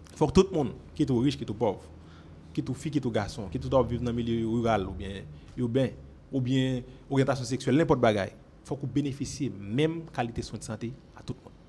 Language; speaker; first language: French; non-native, local second language; Haitian Creole